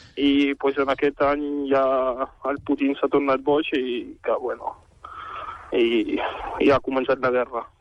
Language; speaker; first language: Catalan; non-native, fluent; Ukrainian